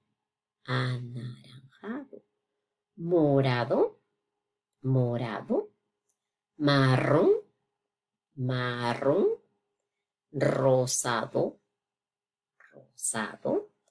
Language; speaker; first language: Spanish; non-native, fluent; English